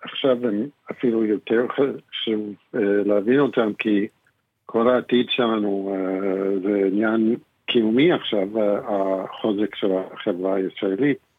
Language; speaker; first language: Hebrew; non-native, fluent; English